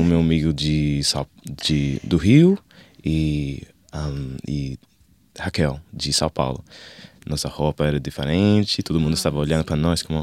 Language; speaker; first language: Portuguese; non-native, learner; English